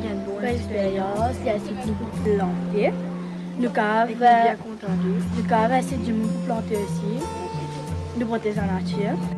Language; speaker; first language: French; non-native, learner; Morisyen